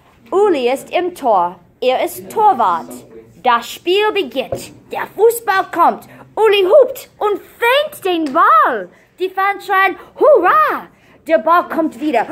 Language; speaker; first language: German; non-native, fluent; English